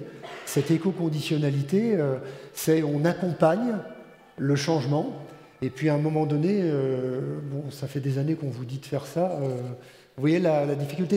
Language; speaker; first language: French; native; French